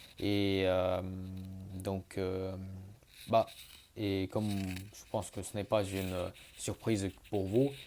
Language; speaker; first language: French; early bilingual, other home language; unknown